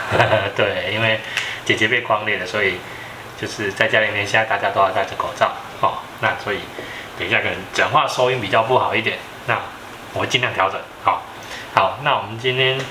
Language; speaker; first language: Chinese; native; Chinese